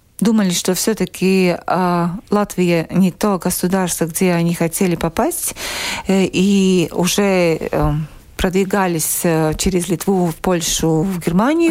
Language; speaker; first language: Russian; non-native, local second language; Latvian